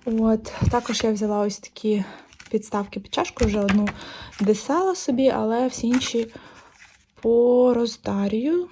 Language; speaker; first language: Ukrainian; native; Ukrainian